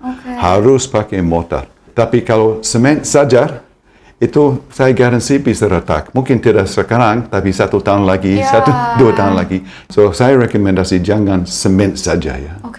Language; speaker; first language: Indonesian; non-native, fluent; English